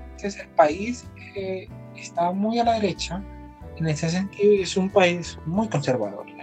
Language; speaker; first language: Spanish; native; Spanish